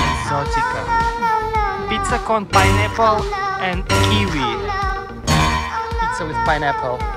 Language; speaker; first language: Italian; non-native, learner; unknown